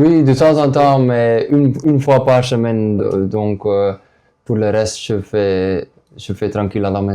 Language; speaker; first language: French; non-native, local second language; Dutch